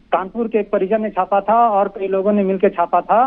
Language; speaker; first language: Hindi; native; Hindi